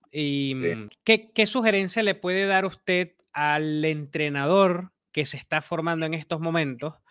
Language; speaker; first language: Spanish; native; Spanish